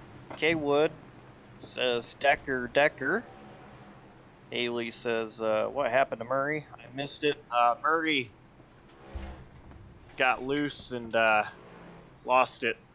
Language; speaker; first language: English; native; English